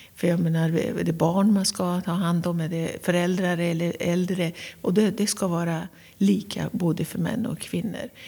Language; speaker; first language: Swedish; non-native, fluent; Persian